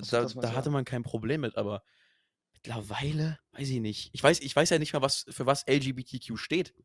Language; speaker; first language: German; native; German